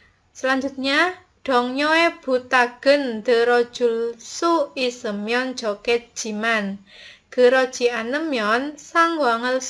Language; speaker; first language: Korean; non-native, learner; Indonesian